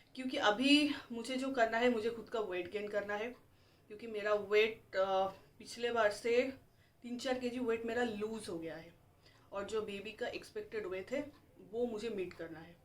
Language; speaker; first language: Hindi; non-native, local second language; Bangla